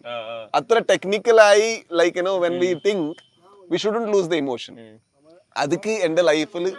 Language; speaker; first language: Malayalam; non-native, learner; Kannada